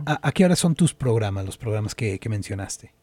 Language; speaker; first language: Spanish; native; Spanish